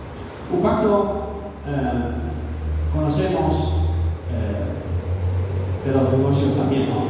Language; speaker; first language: Spanish; non-native, fluent; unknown